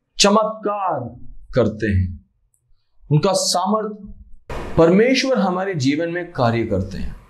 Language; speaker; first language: Hindi; non-native, local second language; Malayalam